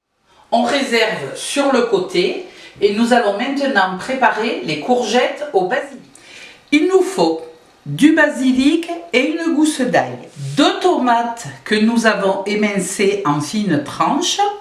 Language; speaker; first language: French; native; French